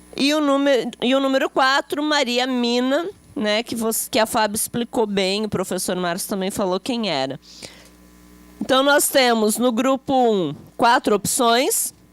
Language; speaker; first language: Portuguese; native; Portuguese